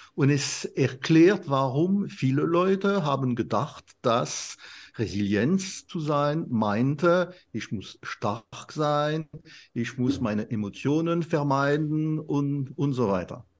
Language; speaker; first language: German; non-native, fluent; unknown